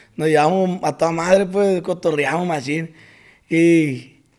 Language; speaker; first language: Spanish; native; Spanish